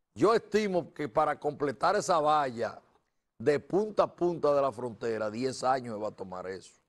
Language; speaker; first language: Spanish; native; Spanish